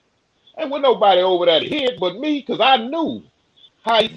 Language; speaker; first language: English; native; English